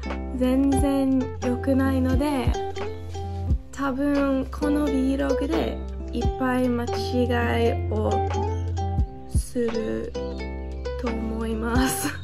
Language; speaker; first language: Japanese; non-native, learner; English